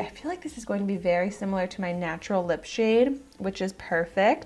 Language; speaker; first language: English; native; English